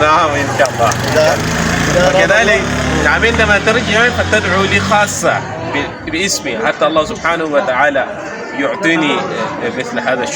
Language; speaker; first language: Arabic; non-native, fluent; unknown